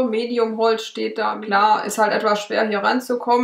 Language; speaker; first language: German; native; German